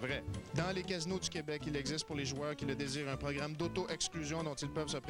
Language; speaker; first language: French; native; French